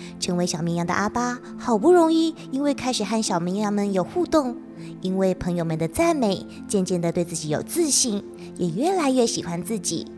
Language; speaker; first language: Chinese; native; Chinese